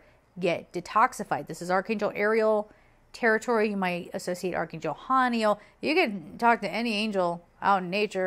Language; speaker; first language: English; native; English